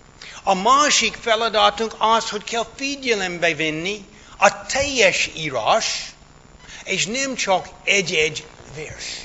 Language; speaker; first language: Hungarian; non-native, fluent; English